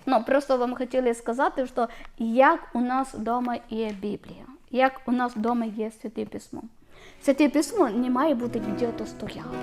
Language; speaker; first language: Ukrainian; non-native, learner; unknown